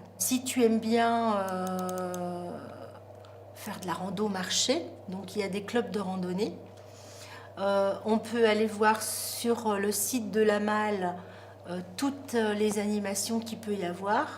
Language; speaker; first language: French; native; French